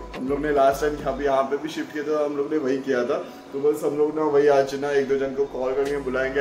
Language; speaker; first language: Hindi; non-native, local second language; Marathi